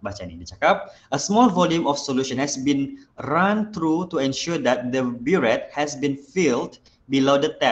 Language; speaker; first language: English; non-native, local second language; Malay